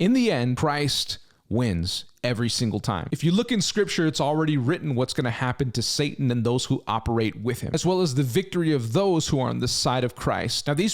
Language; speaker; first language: English; native; English